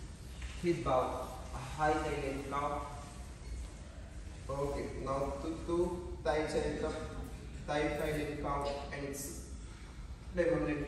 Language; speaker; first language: Vietnamese; non-native, learner; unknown